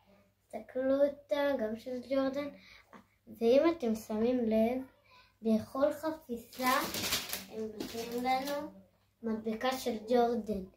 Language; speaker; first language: Hebrew; native; Hebrew